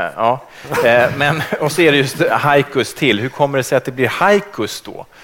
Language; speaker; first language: Swedish; native; Swedish